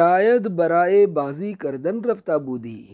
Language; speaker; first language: Persian; non-native, fluent; Urdu